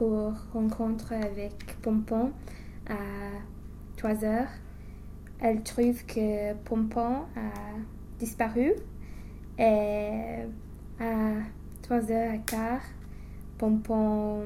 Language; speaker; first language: French; non-native, learner; English